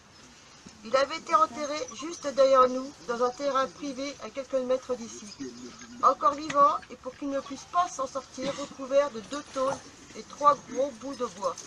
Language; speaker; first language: French; native; French